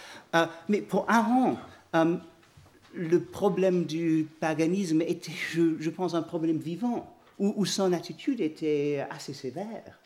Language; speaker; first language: French; non-native, fluent; English